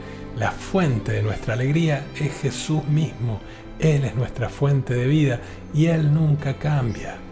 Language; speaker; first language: Spanish; native; Spanish